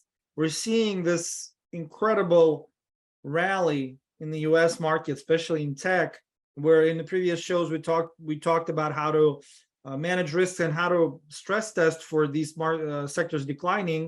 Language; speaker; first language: English; non-native, fluent; Russian